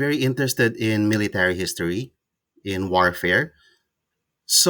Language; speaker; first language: English; non-native, local second language; Cebuano